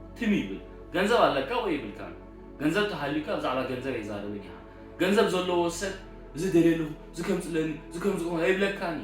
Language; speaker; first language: Tigrinya; early bilingual, heritage; Tigrinya